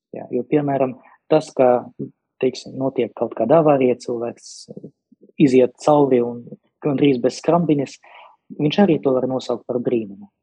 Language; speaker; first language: Latvian; non-native, local second language; Russian